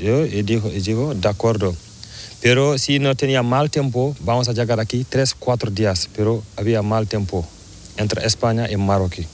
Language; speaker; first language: Spanish; non-native, learner; Fula